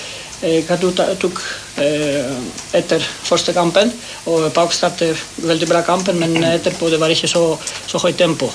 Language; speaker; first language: Norwegian; non-native, learner; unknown